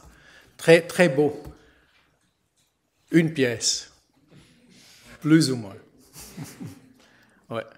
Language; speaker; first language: French; non-native, learner; German